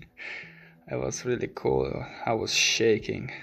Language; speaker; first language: English; non-native, fluent; Romanian